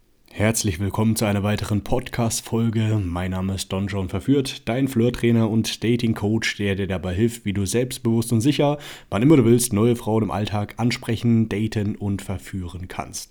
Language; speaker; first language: German; native; German